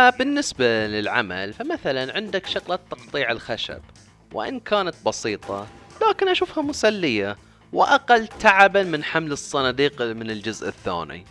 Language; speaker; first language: Arabic; native; Arabic